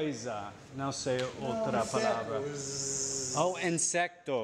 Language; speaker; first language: Portuguese; non-native, learner; English